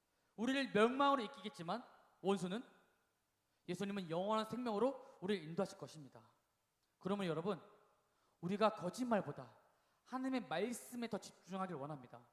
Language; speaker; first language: Korean; native; Korean